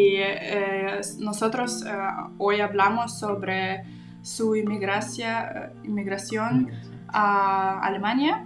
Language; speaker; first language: Spanish; non-native, learner; Russian